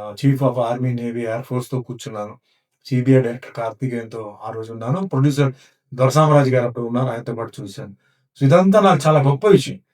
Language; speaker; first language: Telugu; non-native, local second language; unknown